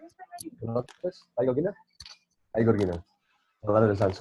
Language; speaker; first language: Spanish; non-native, learner; English